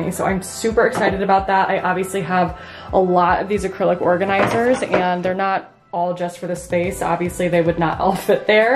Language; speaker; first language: English; native; English